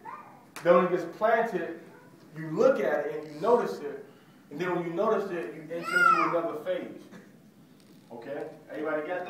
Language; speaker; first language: English; native; English